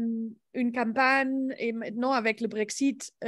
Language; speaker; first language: French; non-native, learner; English